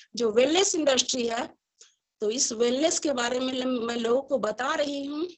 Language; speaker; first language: Hindi; native; Hindi